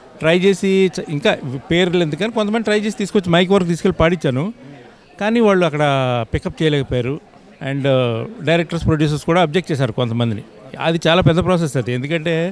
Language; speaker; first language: Telugu; native; Telugu